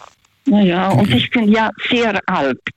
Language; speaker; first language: German; early bilingual, heritage; German